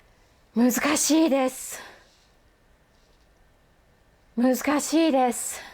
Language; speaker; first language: Japanese; non-native, fluent; English